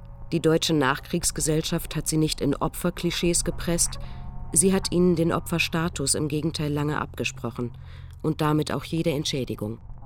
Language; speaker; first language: German; native; German